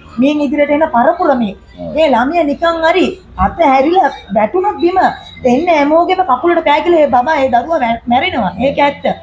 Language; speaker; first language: Sinhala; non-native, local second language; Tamil